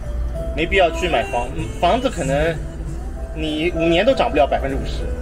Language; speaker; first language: Chinese; native; Chinese